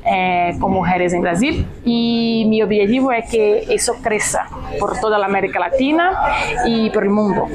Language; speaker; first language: Spanish; non-native, fluent; Portuguese